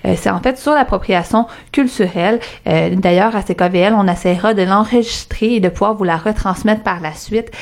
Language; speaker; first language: French; early bilingual, other home language; Arabic